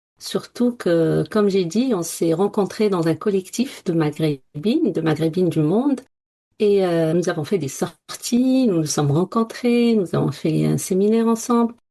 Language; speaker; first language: French; non-native, local second language; Arabic